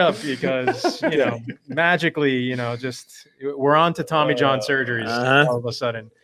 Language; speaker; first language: English; native; English